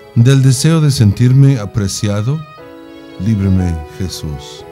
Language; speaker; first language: Spanish; non-native, fluent; English